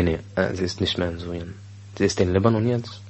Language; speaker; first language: German; non-native, learner; Arabic